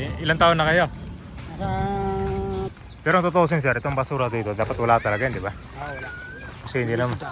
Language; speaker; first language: Filipino; native; Filipino